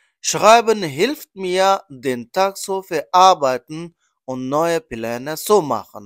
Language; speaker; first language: German; non-native, learner; Persian